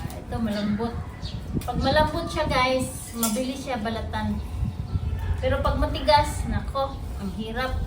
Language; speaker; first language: Filipino; non-native, local second language; Cebuano